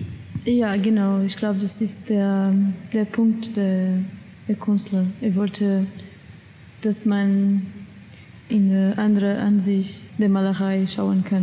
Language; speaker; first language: German; non-native, learner; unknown